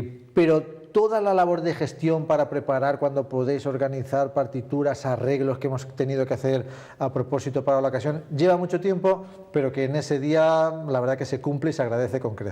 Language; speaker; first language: Spanish; native; Spanish